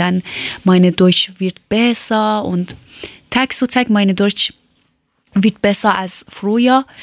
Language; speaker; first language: German; non-native, learner; Persian